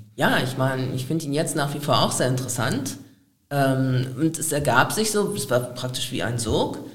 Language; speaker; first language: German; native; German